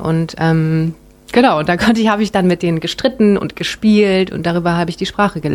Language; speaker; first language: German; early bilingual, other home language; Japanese